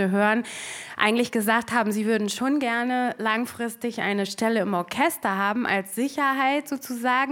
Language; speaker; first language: German; native; German